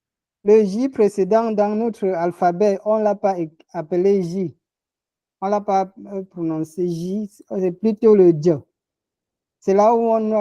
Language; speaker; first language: French; non-native, local second language; Ghomala